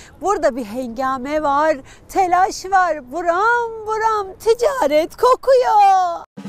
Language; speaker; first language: Turkish; native; Turkish